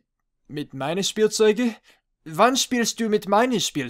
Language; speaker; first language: German; non-native, learner; English